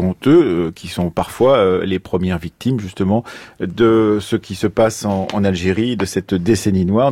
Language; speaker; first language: French; native; French